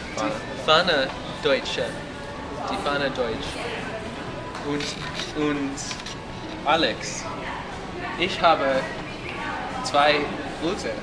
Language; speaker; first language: German; non-native, learner; English